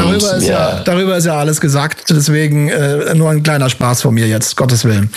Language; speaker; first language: German; native; German